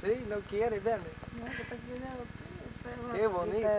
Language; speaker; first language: Spanish; non-native, learner; English